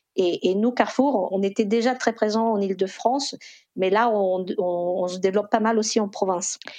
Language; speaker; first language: French; non-native, fluent; Spanish